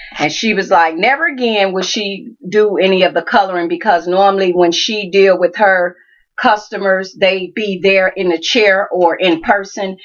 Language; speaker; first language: English; native; English